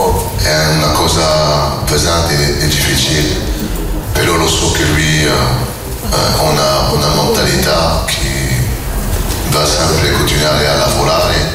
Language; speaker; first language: Italian; non-native, learner; French